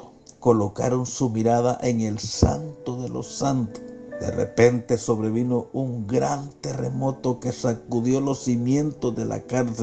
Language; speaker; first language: Spanish; native; Spanish